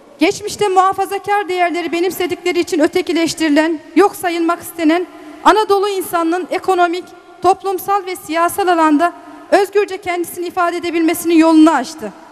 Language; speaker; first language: Turkish; native; Turkish